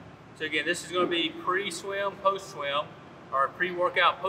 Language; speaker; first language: English; native; English